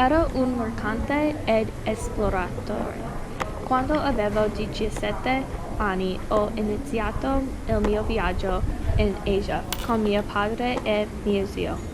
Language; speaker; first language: Italian; non-native, learner; English